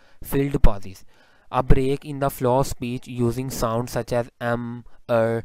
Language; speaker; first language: English; non-native, local second language; Urdu